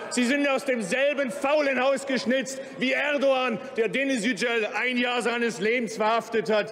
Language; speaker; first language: German; early bilingual, other home language; Turkish